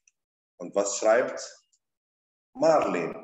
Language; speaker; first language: German; non-native, fluent; Arabic